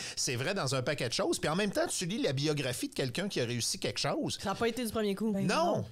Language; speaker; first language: French; native; French